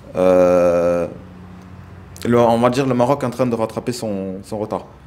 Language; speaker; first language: French; native; French